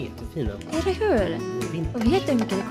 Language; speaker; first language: Swedish; non-native, learner; Japanese